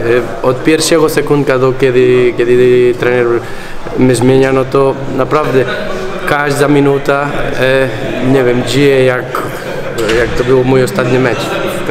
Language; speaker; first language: Polish; non-native, learner; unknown